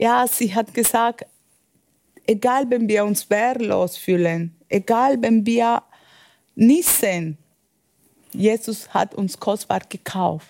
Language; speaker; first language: German; non-native, fluent; Spanish